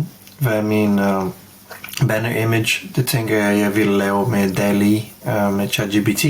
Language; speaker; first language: Danish; non-native, fluent; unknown